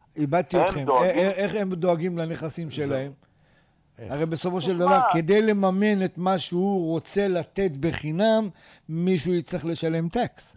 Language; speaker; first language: Hebrew; native; Hebrew